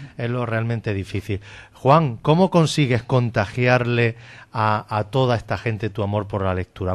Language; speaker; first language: Spanish; native; Spanish